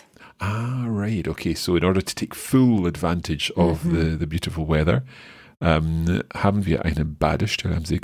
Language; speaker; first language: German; non-native, fluent; English